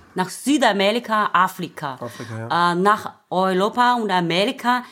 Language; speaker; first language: German; non-native, learner; Chinese